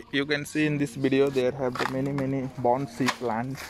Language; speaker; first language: English; non-native, learner; Thai